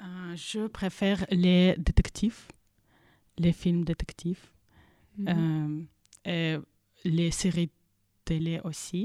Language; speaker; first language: French; non-native, learner; Russian